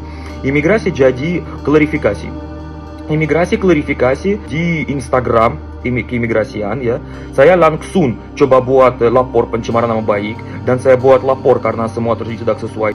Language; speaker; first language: Indonesian; non-native, fluent; Russian